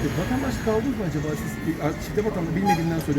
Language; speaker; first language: Turkish; native; Turkish